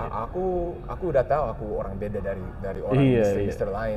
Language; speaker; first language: Indonesian; early bilingual, heritage; English